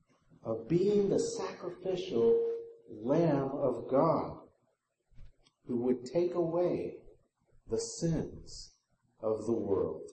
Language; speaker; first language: English; native; English